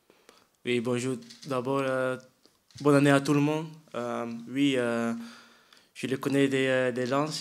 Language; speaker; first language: French; non-native, fluent; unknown